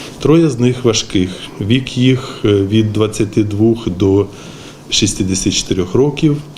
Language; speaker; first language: Ukrainian; native; Ukrainian